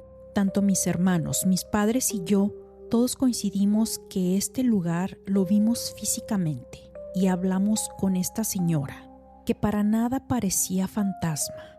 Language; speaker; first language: Spanish; native; Spanish